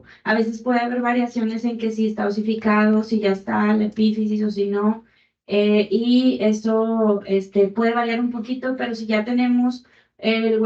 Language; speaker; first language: Spanish; native; Spanish